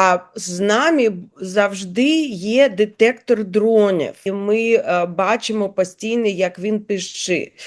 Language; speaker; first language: Ukrainian; non-native, learner; Russian